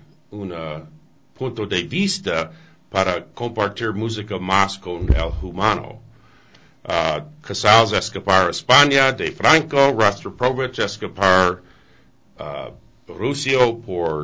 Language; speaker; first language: Spanish; non-native, learner; English